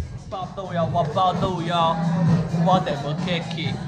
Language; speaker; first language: Chinese; native; Chinese